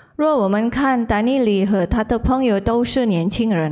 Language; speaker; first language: Chinese; non-native, learner; Indonesian